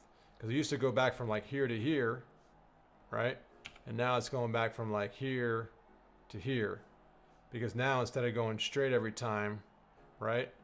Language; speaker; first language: English; native; English